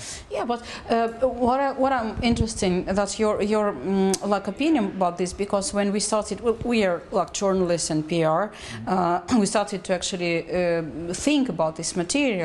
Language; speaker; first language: English; non-native, fluent; Russian